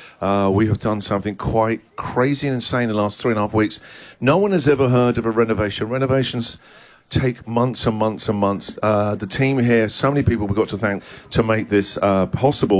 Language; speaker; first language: English; native; English